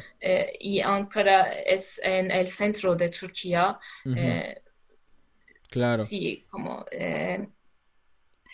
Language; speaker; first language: Spanish; non-native, learner; Turkish